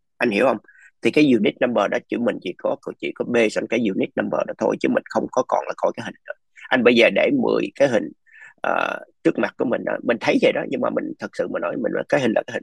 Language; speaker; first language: Vietnamese; early bilingual, other home language; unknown